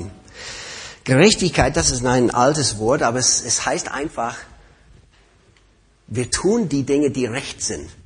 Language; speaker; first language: German; non-native, fluent; English